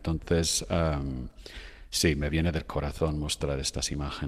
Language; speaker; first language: Spanish; non-native, fluent; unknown